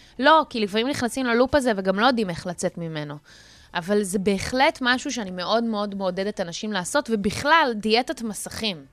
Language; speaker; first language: Hebrew; native; Hebrew